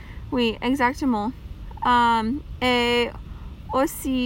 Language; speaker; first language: French; non-native, learner; English